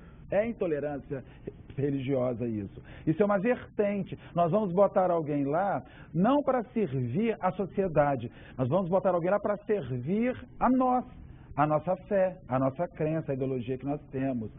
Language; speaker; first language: Portuguese; native; Portuguese